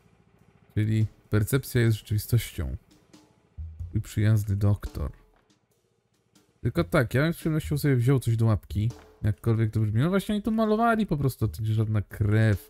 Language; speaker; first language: Polish; native; Polish